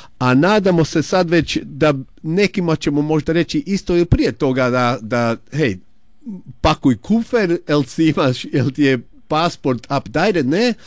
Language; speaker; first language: Croatian; early bilingual, heritage; Croatian